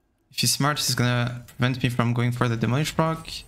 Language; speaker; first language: English; non-native, fluent; French